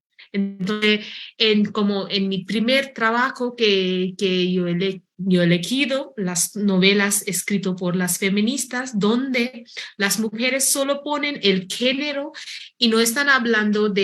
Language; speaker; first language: Spanish; non-native, fluent; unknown